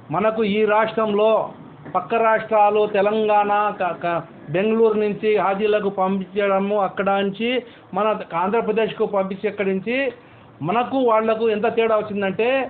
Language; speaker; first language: Telugu; non-native, local second language; Urdu